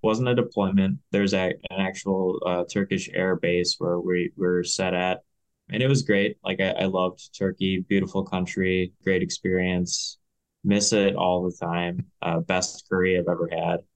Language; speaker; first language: English; native; English